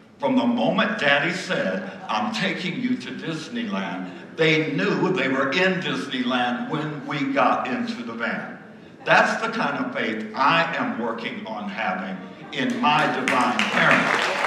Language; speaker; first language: English; native; English